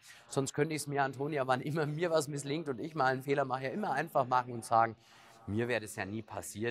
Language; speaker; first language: German; native; German